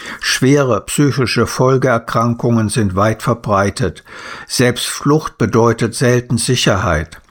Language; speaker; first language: German; native; German